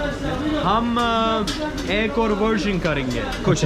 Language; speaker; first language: Hindi; non-native, learner; Turkish